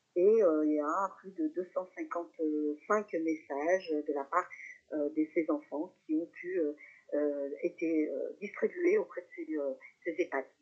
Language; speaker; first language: French; native; French